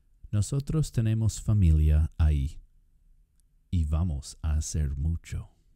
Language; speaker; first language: Spanish; non-native, fluent; English